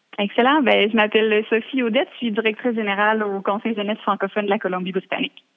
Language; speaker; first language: French; native; French